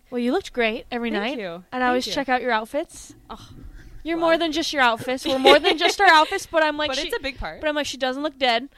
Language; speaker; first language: English; native; English